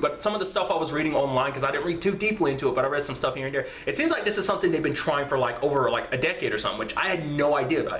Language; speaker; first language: English; native; English